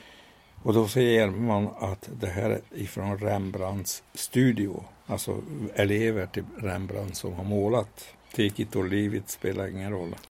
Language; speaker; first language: Swedish; non-native, fluent; Hungarian